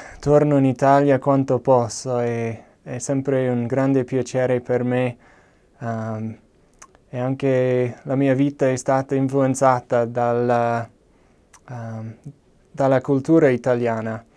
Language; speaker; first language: Italian; non-native, fluent; English